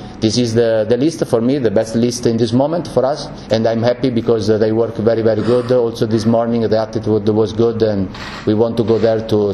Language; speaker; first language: English; non-native, learner; Italian